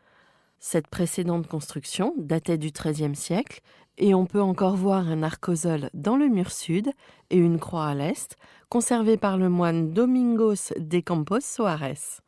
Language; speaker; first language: French; native; French